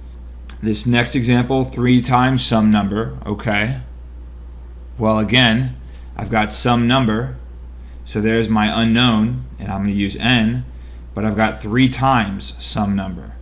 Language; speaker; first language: English; native; English